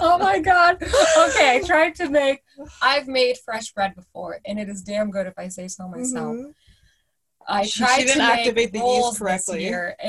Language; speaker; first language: English; native; English